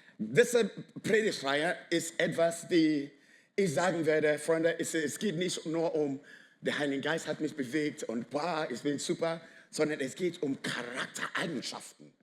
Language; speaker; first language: German; non-native, fluent; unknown